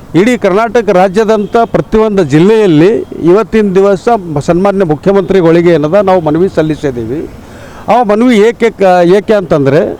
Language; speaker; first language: Kannada; non-native, local second language; Marathi